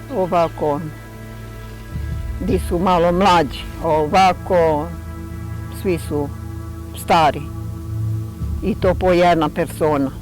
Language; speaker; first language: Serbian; early bilingual, heritage; Serbian